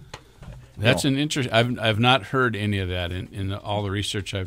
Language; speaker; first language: English; native; English